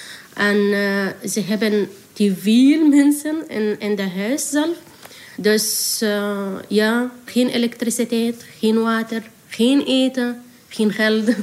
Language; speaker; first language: Dutch; non-native, learner; Arabic